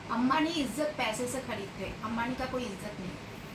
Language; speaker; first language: Hindi; non-native, local second language; Bangla